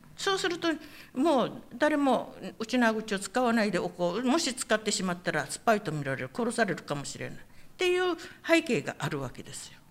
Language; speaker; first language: Japanese; non-native, local second language; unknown